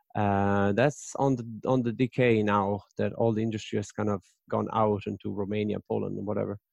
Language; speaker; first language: English; non-native, fluent; Italian